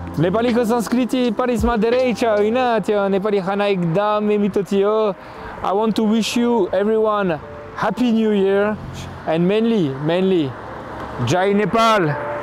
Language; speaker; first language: Nepali; non-native, fluent; French